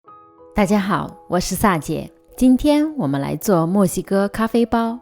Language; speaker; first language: Chinese; native; Chinese